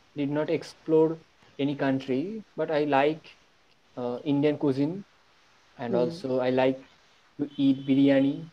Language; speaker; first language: English; non-native, local second language; Bangla